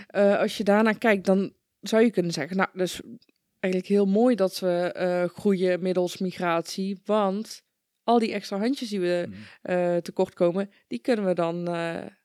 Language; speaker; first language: Dutch; early bilingual, other home language; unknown